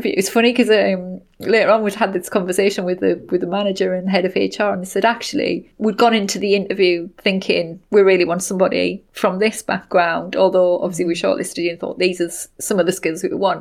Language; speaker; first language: English; native; English